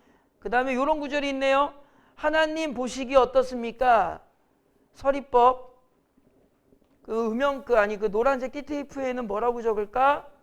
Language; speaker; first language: Korean; native; Korean